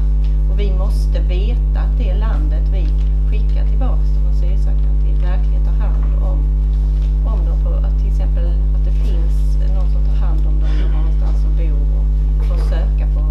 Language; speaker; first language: Swedish; native; Swedish